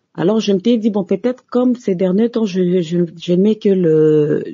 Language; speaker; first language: French; non-native, local second language; Lingala